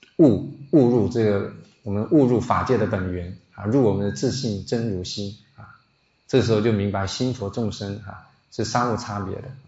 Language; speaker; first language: Chinese; non-native, local second language; Min Nan Chinese